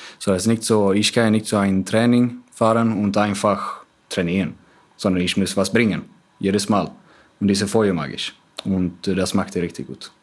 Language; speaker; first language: German; non-native, fluent; Swedish